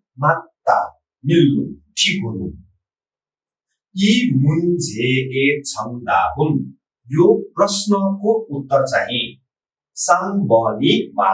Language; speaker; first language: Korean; non-native, fluent; Nepali